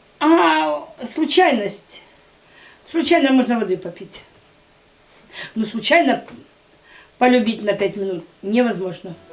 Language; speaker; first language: Russian; native; Russian